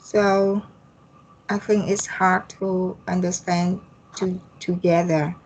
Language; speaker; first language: English; non-native, learner; Vietnamese